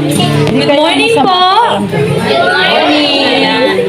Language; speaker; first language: English; non-native, local second language; Filipino